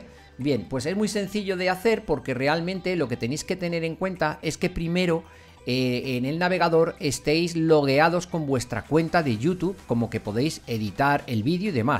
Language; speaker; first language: Spanish; native; Spanish